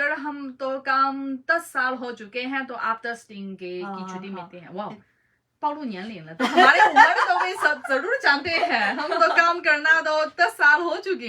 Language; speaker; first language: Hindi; non-native, fluent; Chinese